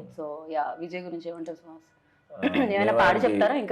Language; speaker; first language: Telugu; native; Telugu